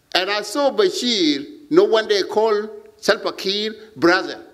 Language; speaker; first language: English; non-native, learner; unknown